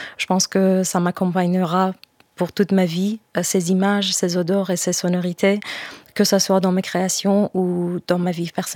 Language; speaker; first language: French; non-native, fluent; Persian